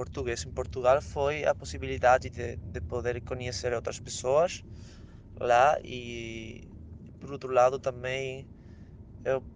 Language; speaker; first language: Portuguese; non-native, fluent; Spanish